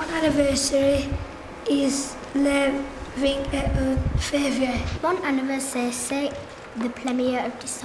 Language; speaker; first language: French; non-native, learner; English